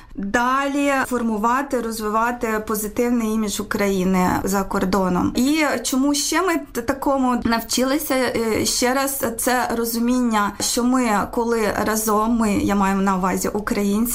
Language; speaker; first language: Ukrainian; native; Ukrainian